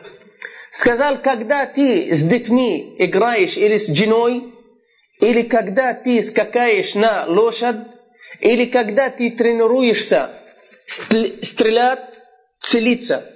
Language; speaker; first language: Russian; non-native, fluent; Arabic